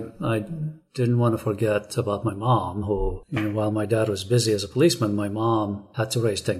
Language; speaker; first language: English; non-native, fluent; Arabic